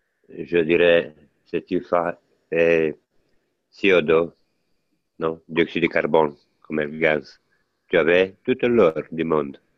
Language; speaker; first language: French; non-native, learner; Italian